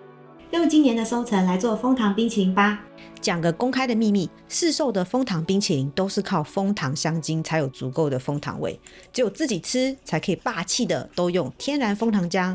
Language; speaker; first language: Chinese; native; Chinese